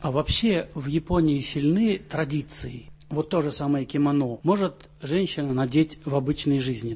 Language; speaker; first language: Russian; native; Russian